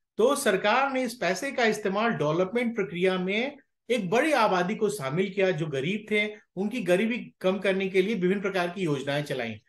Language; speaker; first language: Hindi; native; Hindi